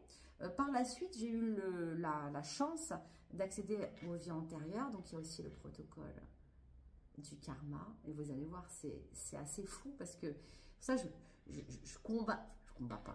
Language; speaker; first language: French; native; French